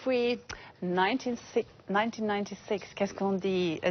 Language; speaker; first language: French; non-native, learner; English